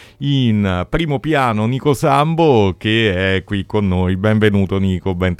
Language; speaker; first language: Italian; native; Italian